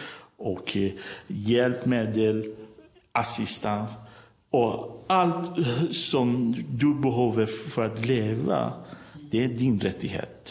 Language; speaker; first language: Swedish; non-native, learner; Persian